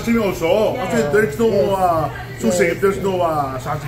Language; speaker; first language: English; non-native, local second language; Filipino